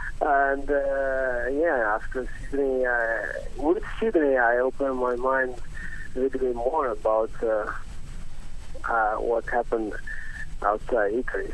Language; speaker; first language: English; non-native, learner; Italian